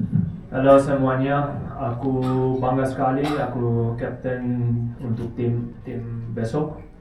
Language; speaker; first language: Indonesian; non-native, learner; Dutch